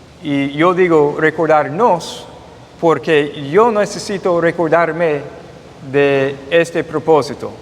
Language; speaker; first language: Spanish; non-native, fluent; English